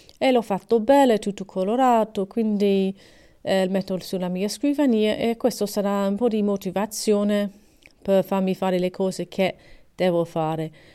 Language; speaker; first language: Italian; non-native, learner; English